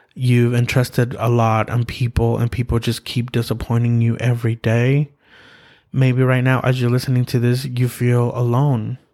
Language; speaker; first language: English; early bilingual, other home language; Spanish